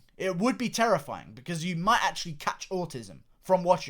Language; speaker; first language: English; native; English